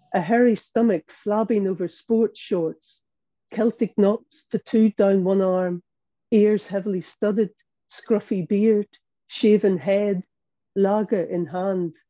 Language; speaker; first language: English; native; English